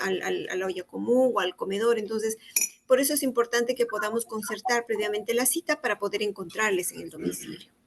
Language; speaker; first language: Spanish; native; Spanish